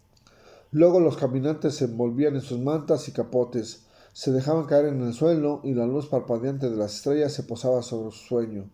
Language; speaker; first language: Spanish; native; Spanish